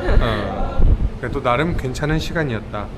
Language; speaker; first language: Korean; native; Korean